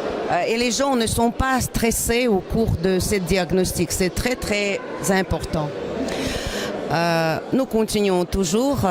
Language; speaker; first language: French; non-native, fluent; Russian